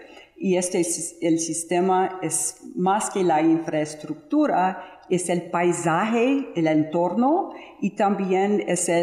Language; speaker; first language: Spanish; non-native, fluent; English